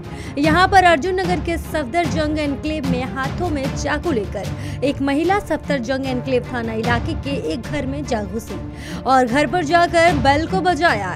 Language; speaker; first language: Hindi; native; Hindi